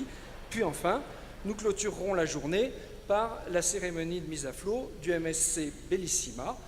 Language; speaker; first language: French; native; French